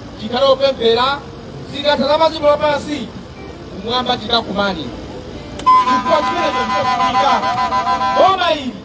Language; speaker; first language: Nyanja; native; Nyanja